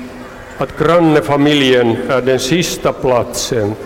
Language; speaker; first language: Swedish; non-native, local second language; Finnish